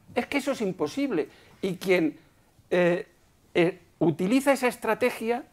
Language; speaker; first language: Spanish; native; Spanish